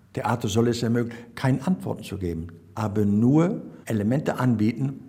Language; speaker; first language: German; non-native, fluent; Dutch